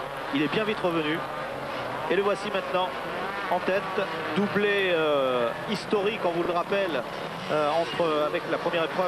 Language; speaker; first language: French; native; French